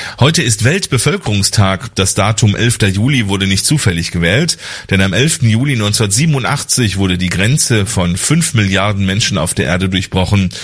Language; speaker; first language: German; native; German